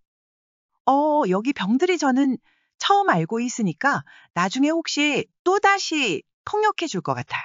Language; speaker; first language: Korean; non-native, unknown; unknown